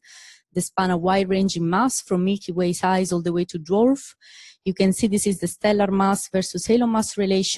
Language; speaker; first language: English; non-native, fluent; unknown